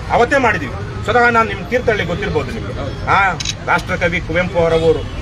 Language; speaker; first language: Kannada; native; Kannada